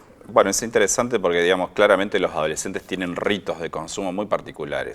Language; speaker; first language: Spanish; native; Spanish